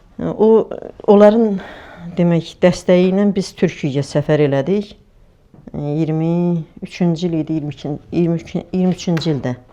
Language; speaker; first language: Azerbaijani; native; Azerbaijani